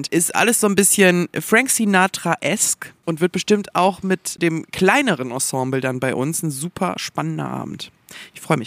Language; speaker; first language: German; native; German